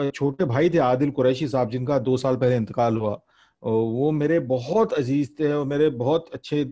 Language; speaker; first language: Hindi; native; Hindi